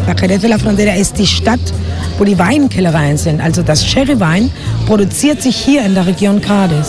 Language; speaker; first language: German; non-native, fluent; Spanish